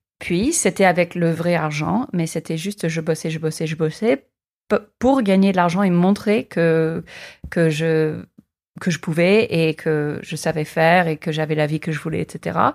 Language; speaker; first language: French; non-native, fluent; English